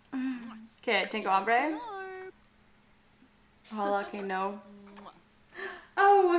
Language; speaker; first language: Spanish; non-native, learner; English